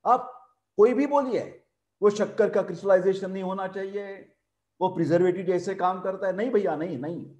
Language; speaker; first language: Hindi; non-native, local second language; Marathi